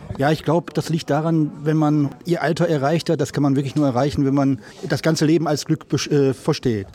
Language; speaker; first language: German; native; German